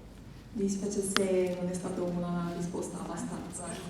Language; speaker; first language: Italian; non-native, fluent; Korean